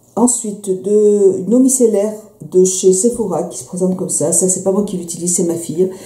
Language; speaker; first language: French; native; French